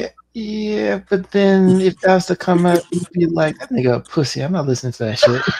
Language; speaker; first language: English; native; English